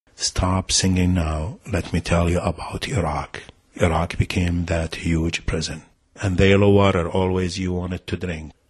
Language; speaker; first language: English; non-native, fluent; Arabic